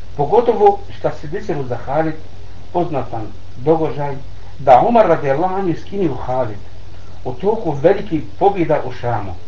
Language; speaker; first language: Bosnian; non-native, learner; Arabic